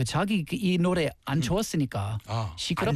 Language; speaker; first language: Korean; non-native, learner; English